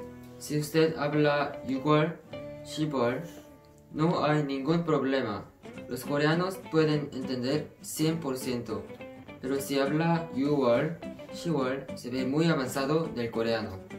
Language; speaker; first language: Spanish; non-native, fluent; Korean